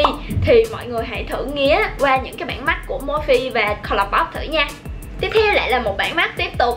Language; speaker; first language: Vietnamese; native; Vietnamese